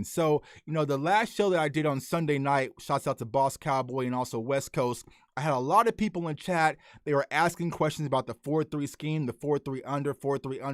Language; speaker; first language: English; native; English